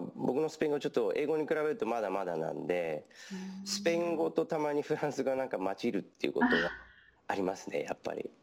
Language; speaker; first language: Japanese; native; Japanese